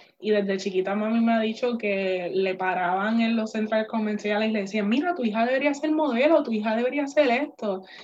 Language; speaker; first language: Spanish; native; Spanish